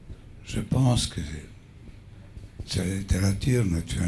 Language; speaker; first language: French; non-native, fluent; Greek